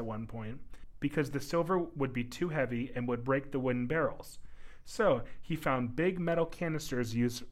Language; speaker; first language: English; native; English